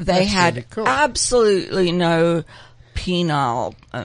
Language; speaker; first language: English; native; English